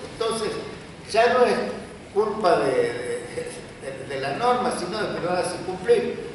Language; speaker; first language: Spanish; native; Spanish